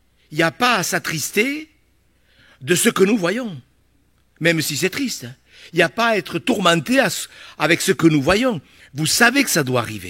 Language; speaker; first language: French; native; French